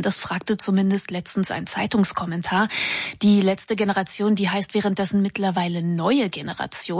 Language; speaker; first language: German; native; German